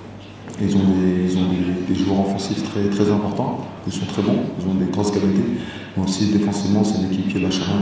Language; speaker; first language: French; native; French